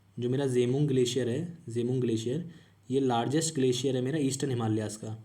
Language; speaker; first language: Hindi; native; Hindi